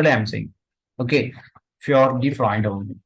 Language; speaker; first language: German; non-native, fluent; Tamil